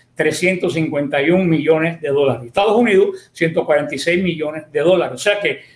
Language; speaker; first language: Spanish; native; Spanish